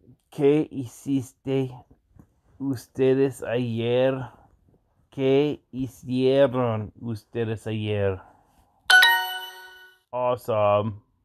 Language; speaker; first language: Spanish; non-native, learner; English